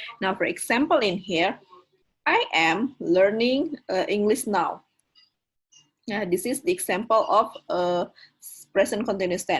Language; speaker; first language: English; non-native, fluent; Indonesian